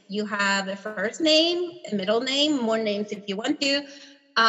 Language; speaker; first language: English; non-native, fluent; Spanish